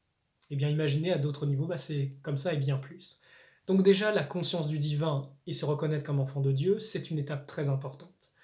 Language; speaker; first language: French; native; French